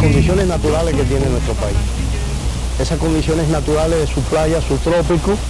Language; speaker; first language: Spanish; native; Spanish